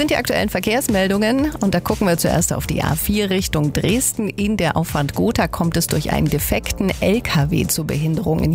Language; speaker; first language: German; native; German